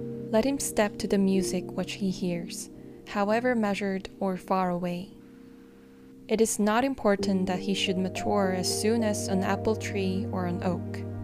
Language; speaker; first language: English; non-native, fluent; Korean